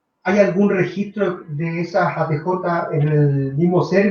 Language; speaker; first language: Spanish; native; Spanish